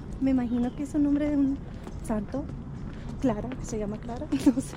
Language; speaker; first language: Spanish; native; Spanish